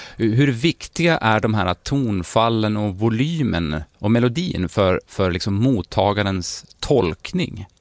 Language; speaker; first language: Swedish; native; Swedish